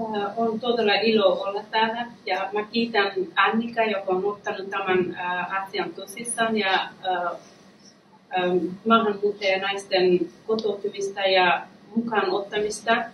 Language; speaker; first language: Finnish; non-native, fluent; Persian